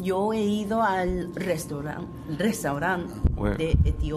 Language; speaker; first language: Spanish; non-native, fluent; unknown